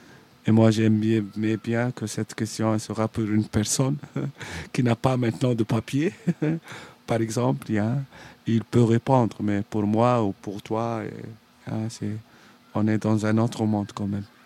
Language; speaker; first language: French; non-native, fluent; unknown